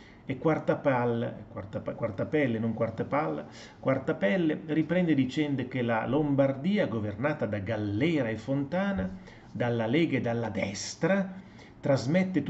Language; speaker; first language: Italian; native; Italian